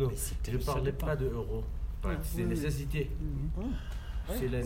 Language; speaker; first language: French; non-native, learner; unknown